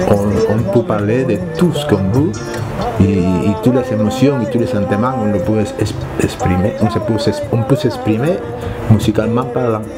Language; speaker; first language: French; non-native, fluent; Spanish